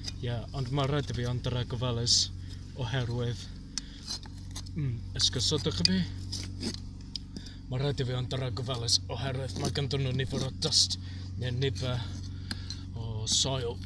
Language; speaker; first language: Welsh; non-native, learner; English